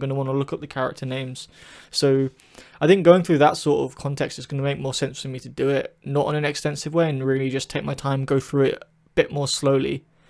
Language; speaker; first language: English; native; English